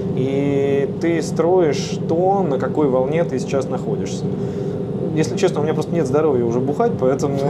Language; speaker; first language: Russian; native; Russian